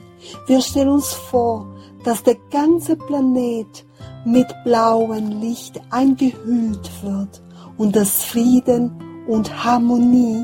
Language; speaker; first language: German; non-native, fluent; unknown